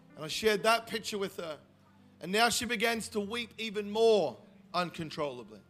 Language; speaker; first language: English; native; English